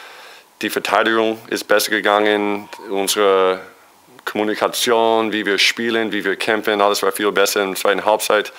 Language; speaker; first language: German; non-native, fluent; English